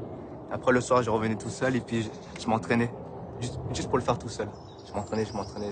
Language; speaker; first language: French; native; French